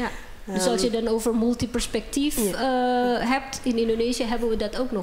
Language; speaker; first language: Dutch; non-native, fluent; Indonesian